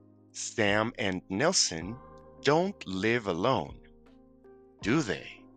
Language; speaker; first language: English; non-native, fluent; Spanish